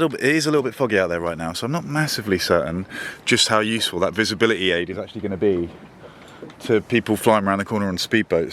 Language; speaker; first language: English; native; English